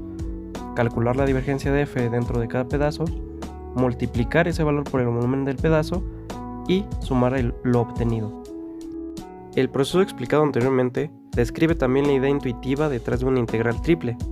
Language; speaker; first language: Spanish; native; Spanish